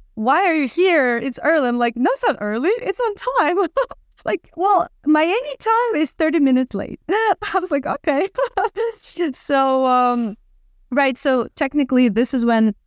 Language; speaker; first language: English; non-native, fluent; Russian